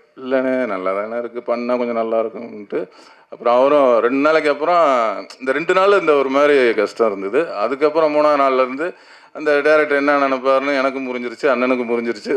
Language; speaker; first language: Tamil; native; Tamil